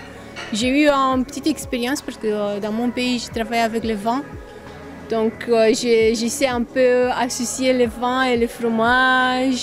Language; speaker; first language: French; non-native, fluent; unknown